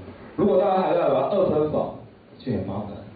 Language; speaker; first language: Chinese; native; Chinese